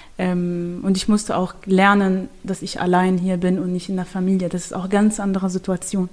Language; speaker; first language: German; non-native, fluent; Arabic